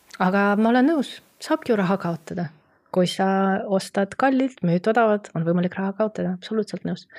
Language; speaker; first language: Estonian; non-native, local second language; Russian